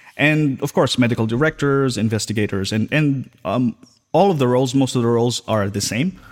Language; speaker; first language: English; non-native, local second language; Filipino